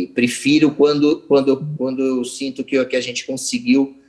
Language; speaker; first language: Portuguese; native; Portuguese